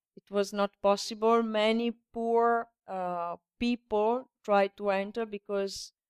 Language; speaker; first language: English; non-native, learner; Italian